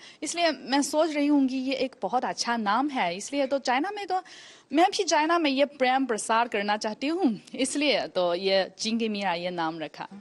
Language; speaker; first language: Hindi; non-native, learner; Chinese